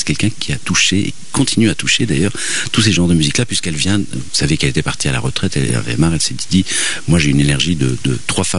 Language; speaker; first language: French; native; French